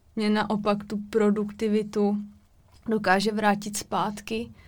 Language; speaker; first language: Czech; native; Czech